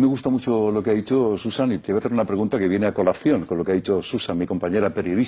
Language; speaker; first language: Spanish; native; Spanish